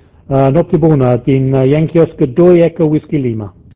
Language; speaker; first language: Romanian; non-native, learner; English